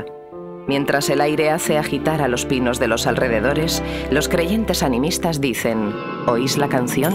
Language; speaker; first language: Spanish; native; Spanish